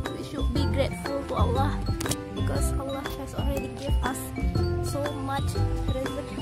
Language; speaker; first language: English; non-native, learner; Indonesian